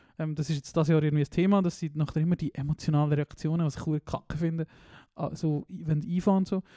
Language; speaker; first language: German; native; German